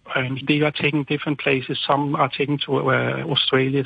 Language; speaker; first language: English; non-native, fluent; Danish